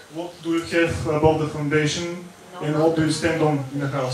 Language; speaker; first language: English; non-native, fluent; Bulgarian